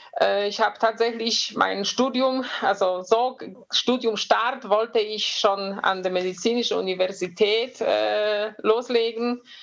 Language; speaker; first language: German; non-native, fluent; Polish